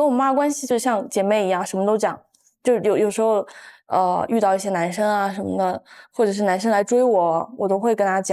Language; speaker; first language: Chinese; non-native, local second language; Tibetan